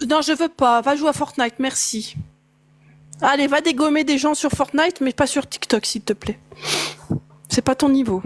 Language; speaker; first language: French; native; French